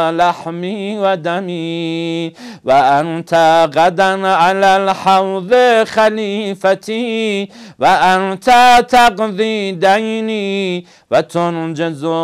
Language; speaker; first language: Arabic; non-native, fluent; Persian